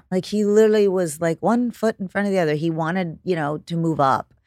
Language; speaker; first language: English; native; English